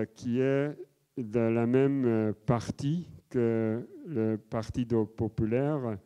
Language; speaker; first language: French; non-native, fluent; Dutch